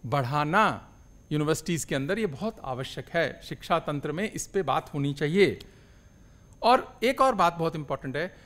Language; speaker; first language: Hindi; native; Hindi